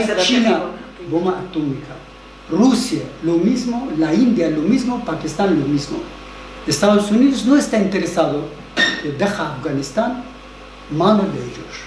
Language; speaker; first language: Spanish; non-native, learner; Persian